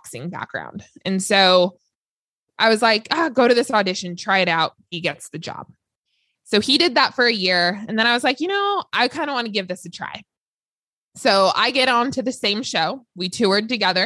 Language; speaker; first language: English; native; English